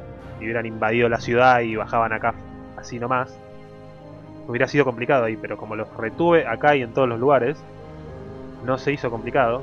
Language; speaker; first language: Spanish; native; Spanish